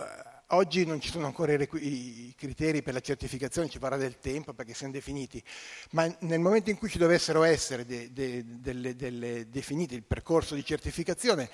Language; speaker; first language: Italian; native; Italian